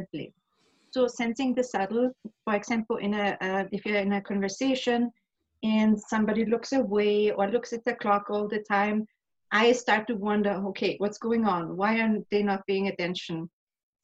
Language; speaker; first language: English; non-native, fluent; German